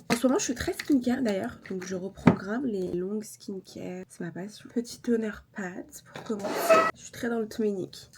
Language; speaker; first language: French; native; French